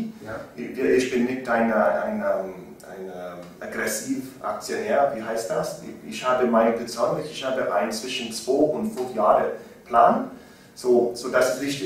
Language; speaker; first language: German; non-native, learner; English